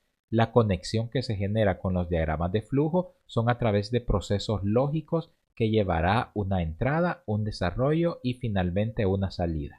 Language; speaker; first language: Spanish; native; Spanish